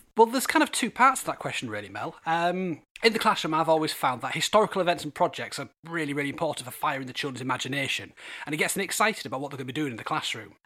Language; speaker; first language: English; native; English